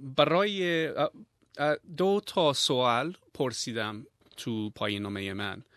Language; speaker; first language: Persian; non-native, learner; English